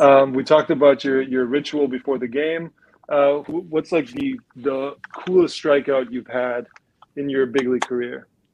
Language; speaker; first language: English; non-native, fluent; German